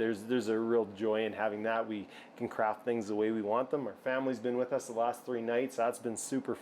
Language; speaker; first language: English; native; English